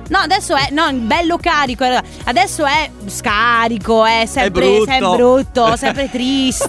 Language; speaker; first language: Italian; native; Italian